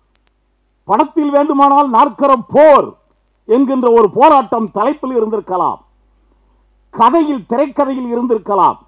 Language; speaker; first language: Tamil; native; Tamil